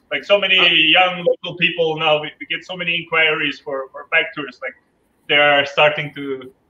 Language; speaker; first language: English; non-native, fluent; German